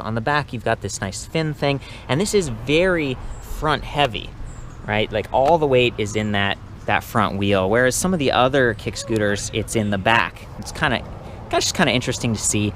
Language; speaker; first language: English; native; English